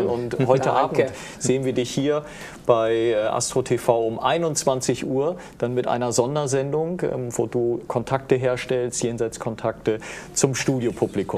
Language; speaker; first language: German; native; German